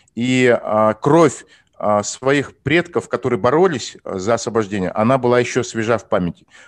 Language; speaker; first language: Russian; non-native, local second language; Kazakh